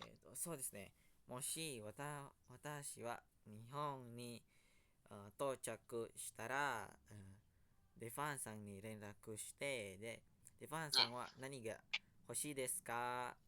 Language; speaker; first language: Japanese; non-native, learner; Indonesian